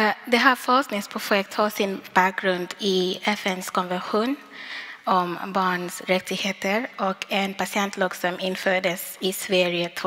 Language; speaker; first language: Swedish; non-native, fluent; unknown